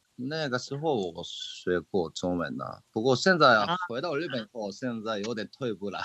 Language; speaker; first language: Chinese; non-native, fluent; Japanese